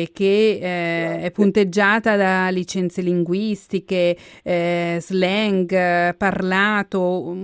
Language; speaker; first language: Italian; native; Italian